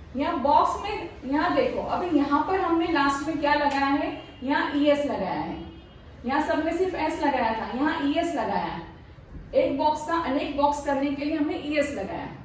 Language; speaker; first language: Hindi; non-native, local second language; Marathi